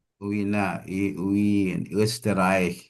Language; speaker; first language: German; non-native, fluent; Indonesian